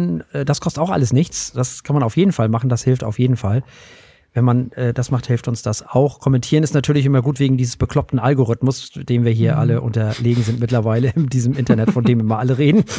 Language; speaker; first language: German; native; German